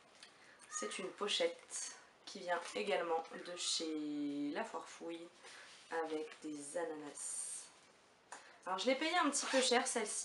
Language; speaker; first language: French; native; French